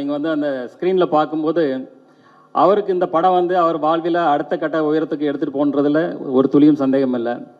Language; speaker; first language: Tamil; native; Tamil